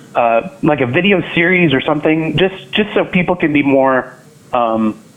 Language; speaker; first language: English; native; English